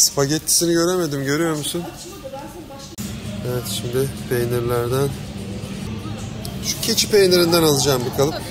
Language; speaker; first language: Turkish; native; Turkish